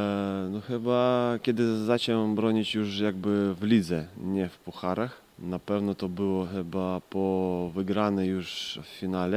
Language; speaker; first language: Polish; non-native, fluent; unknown